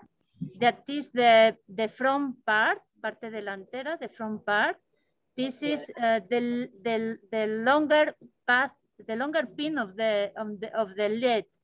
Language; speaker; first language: English; non-native, learner; Spanish